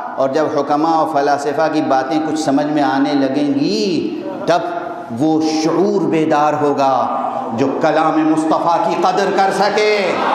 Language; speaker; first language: Urdu; native; Urdu